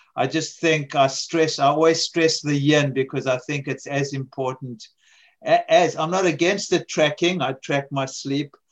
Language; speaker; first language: English; native; English